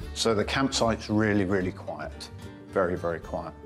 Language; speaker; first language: English; native; English